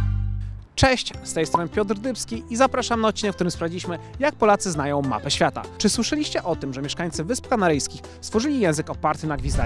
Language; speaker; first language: Polish; native; Polish